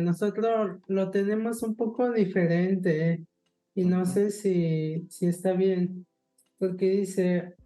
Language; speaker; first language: Spanish; non-native, local second language; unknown